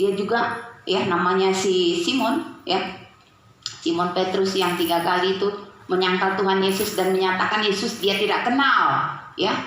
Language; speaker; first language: Indonesian; native; Indonesian